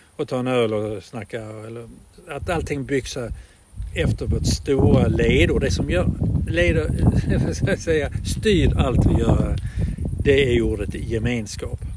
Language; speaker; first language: Swedish; native; Swedish